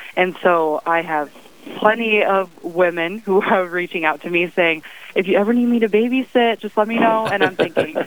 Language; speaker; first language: English; native; English